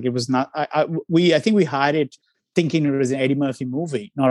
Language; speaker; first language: English; non-native, local second language; Sinhala